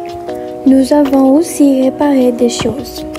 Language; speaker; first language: French; non-native, learner; English